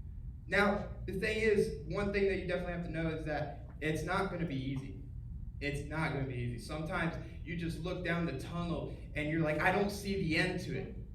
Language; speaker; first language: English; native; English